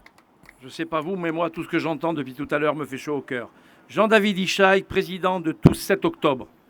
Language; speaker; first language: French; native; French